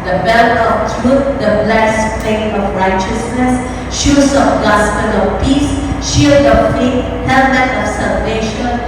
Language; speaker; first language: English; non-native, local second language; Filipino